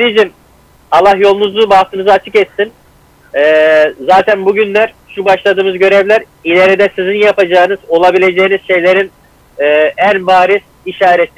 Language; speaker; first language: Turkish; native; Turkish